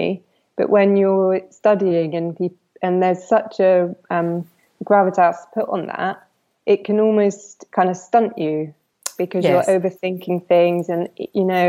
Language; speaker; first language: English; native; English